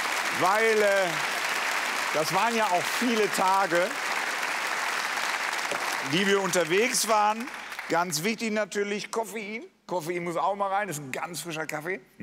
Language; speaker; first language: German; native; German